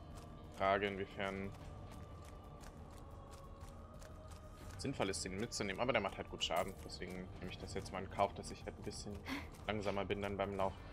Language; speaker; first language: German; native; German